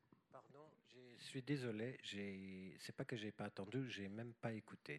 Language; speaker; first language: French; non-native, fluent; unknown